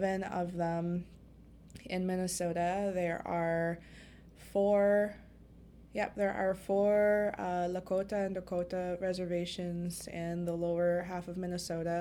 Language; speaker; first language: English; native; English